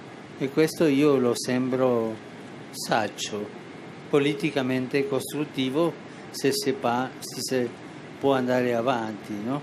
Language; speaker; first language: Italian; early bilingual, heritage; Spanish